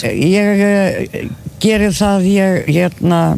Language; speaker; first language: Icelandic; non-native, fluent; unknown